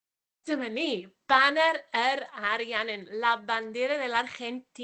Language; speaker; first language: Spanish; non-native, fluent; Welsh